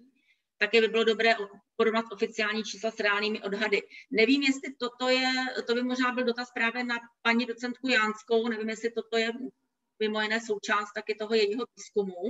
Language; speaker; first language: Czech; native; Czech